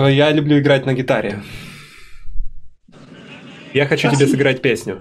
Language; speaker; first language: Russian; native; Russian